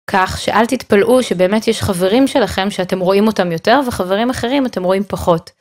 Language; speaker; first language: Hebrew; native; Hebrew